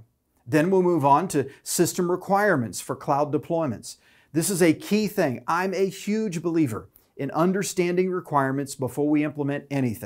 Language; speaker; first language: English; native; English